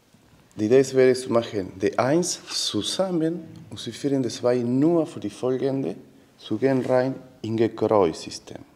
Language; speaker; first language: German; non-native, learner; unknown